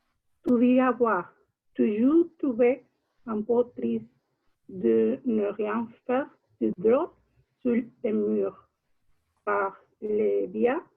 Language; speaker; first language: French; non-native, learner; Spanish